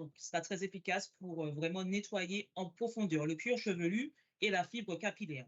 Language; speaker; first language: French; native; French